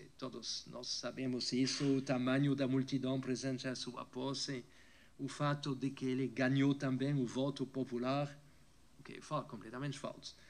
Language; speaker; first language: Portuguese; non-native, fluent; French